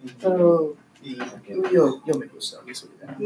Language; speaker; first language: Spanish; non-native, learner; English